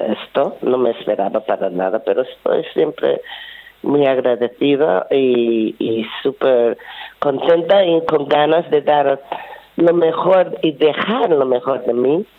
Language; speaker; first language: Spanish; non-native, fluent; English